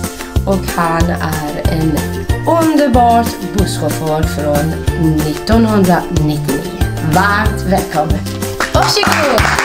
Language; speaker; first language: Swedish; non-native, fluent; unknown